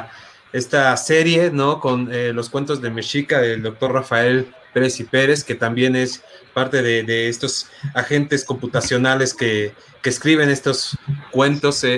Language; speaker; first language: Spanish; native; Spanish